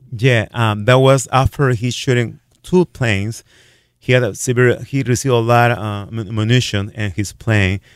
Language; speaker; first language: English; non-native, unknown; Spanish